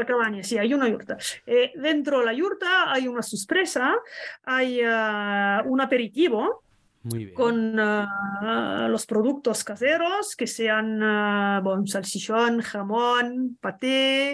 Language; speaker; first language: Spanish; non-native, learner; French